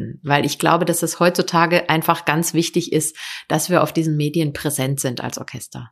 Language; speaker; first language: German; native; German